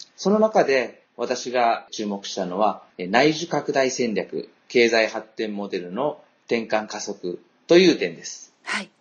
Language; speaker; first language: Japanese; native; Japanese